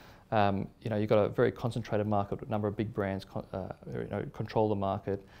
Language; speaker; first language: English; native; English